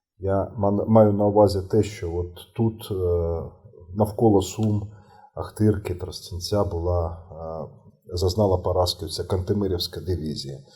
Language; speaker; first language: Ukrainian; native; Ukrainian